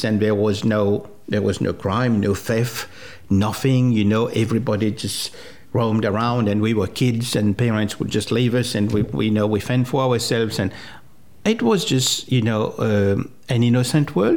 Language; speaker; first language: English; non-native, fluent; French